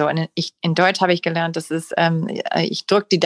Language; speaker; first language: German; non-native, fluent; English